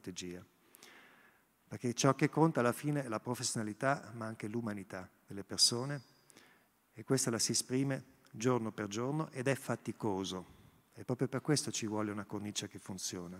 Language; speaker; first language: Italian; non-native, local second language; German